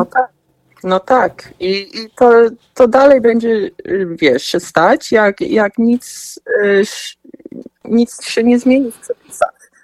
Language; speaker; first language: Polish; early bilingual, heritage; Polish